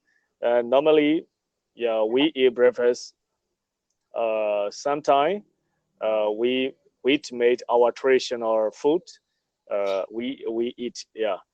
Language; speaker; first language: English; non-native, learner; Burmese